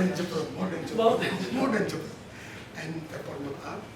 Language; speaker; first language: English; non-native, learner; Indonesian